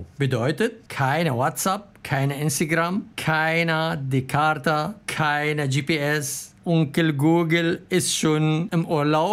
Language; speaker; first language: German; non-native, learner; Arabic